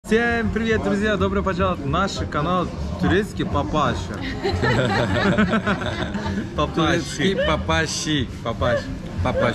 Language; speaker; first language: Russian; non-native, learner; Turkish